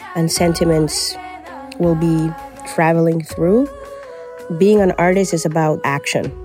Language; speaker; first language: English; non-native, fluent; Spanish